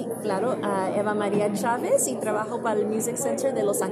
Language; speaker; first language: Spanish; early bilingual, heritage; Spanish